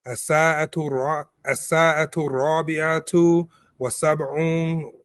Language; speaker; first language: Arabic; non-native, learner; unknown